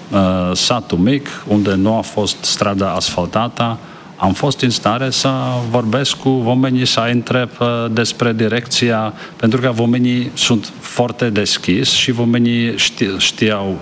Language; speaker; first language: Romanian; non-native, learner; Czech